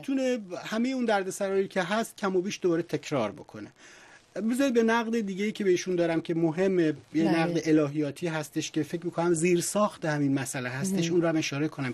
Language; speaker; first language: Persian; native; Persian